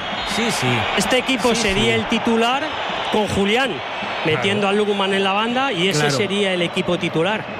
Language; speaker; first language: Spanish; native; Spanish